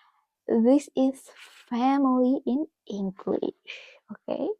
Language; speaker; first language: English; non-native, fluent; Indonesian